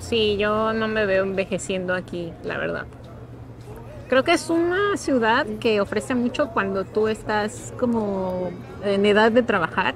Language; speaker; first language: Spanish; native; Spanish